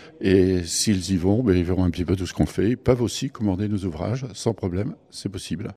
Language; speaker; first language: French; native; French